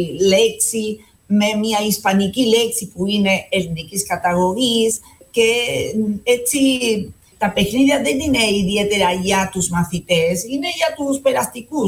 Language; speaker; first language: Greek; non-native, fluent; Spanish